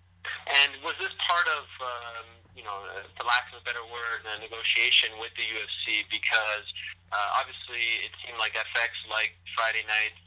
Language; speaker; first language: English; native; English